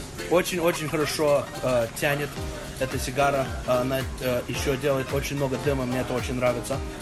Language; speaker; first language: Russian; early bilingual, heritage; Russian